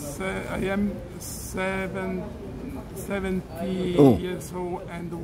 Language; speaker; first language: English; non-native, learner; Italian